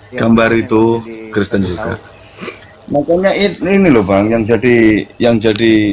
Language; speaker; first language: Indonesian; native; Indonesian